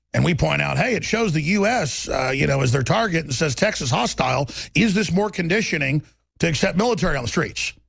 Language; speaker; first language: English; native; English